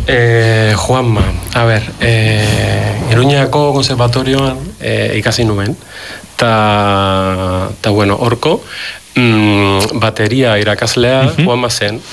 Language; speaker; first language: Basque; non-native, fluent; Spanish